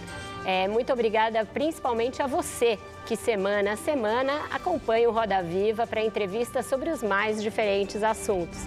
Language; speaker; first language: Portuguese; native; Portuguese